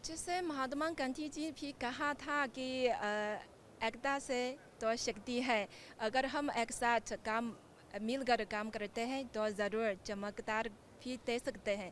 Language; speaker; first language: Hindi; non-native, fluent; Chinese